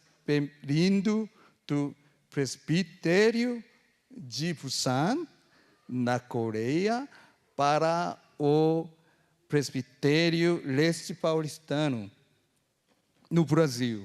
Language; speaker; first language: Portuguese; non-native, fluent; Korean